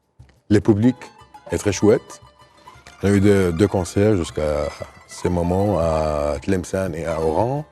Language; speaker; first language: French; non-native, fluent; Arabic